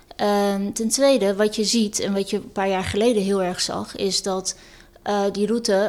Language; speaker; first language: Dutch; early bilingual, other home language; Turkish